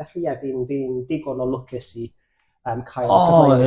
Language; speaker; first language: Welsh; non-native, fluent; English